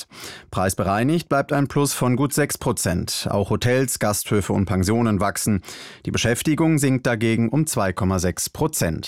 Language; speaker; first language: German; native; German